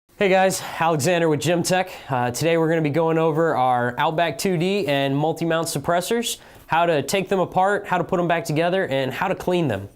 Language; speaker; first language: English; native; English